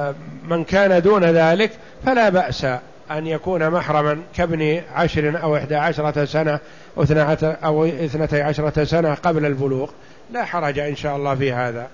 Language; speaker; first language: Arabic; native; Arabic